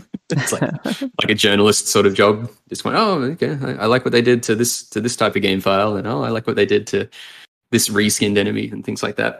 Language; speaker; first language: English; native; English